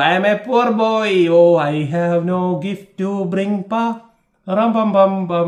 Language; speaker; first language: English; non-native, local second language; Malayalam